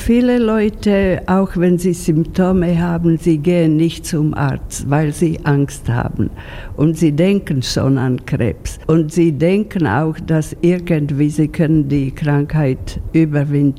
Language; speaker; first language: German; non-native, fluent; Slovak